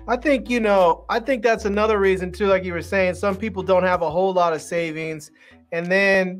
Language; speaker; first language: English; native; English